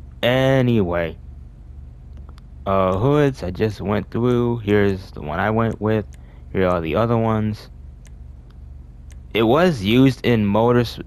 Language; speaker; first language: English; native; English